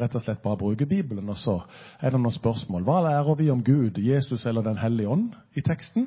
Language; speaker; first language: Norwegian; native; Norwegian